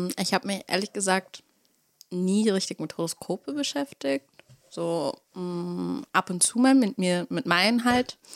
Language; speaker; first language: German; early bilingual, other home language; Russian